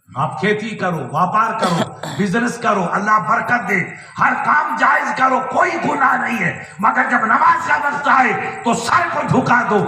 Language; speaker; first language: Urdu; non-native, local second language; Sindhi